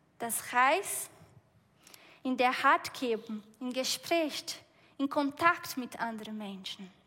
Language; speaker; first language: German; non-native, fluent; Portuguese